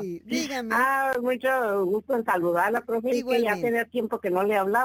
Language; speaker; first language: Spanish; native; Spanish